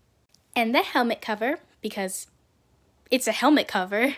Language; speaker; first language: English; native; English